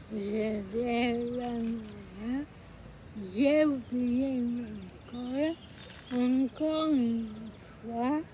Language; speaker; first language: French; non-native, learner; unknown